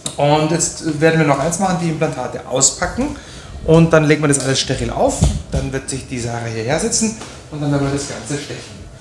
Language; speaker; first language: German; native; German